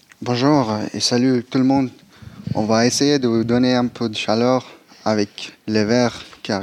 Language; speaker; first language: French; non-native, learner; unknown